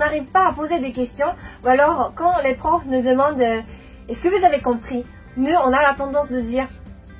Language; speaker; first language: French; non-native, fluent; Japanese